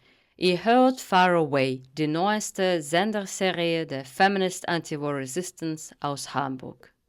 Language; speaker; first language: German; non-native, fluent; Russian